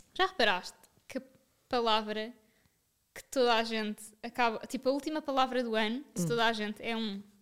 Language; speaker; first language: Portuguese; native; Portuguese